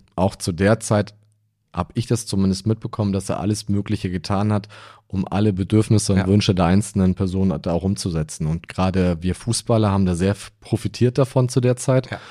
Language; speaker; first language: German; native; German